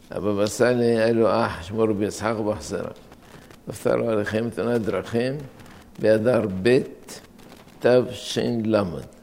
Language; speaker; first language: Hebrew; non-native, fluent; Arabic